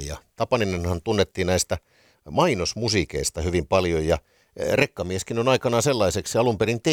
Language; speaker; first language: Finnish; native; Finnish